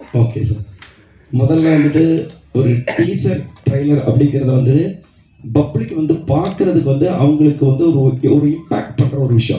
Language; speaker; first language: Tamil; native; Tamil